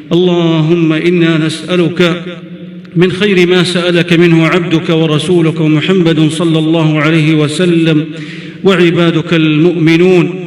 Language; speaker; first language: Arabic; native; Arabic